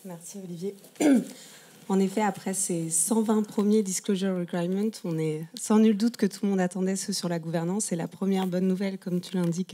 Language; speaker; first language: French; native; French